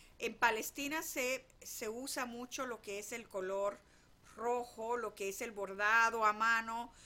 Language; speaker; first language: Spanish; native; Spanish